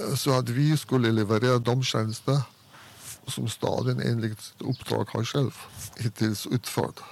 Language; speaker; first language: Swedish; non-native, fluent; German